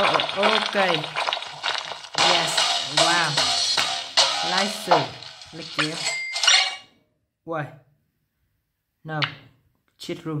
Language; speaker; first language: English; non-native, learner; Vietnamese